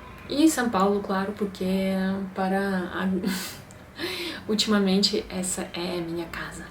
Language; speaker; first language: Portuguese; non-native, fluent; Russian